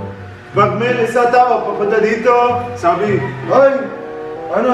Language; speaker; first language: Filipino; non-native, learner; Arabic